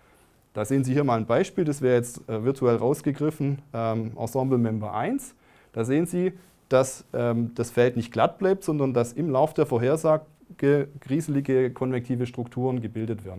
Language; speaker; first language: German; native; German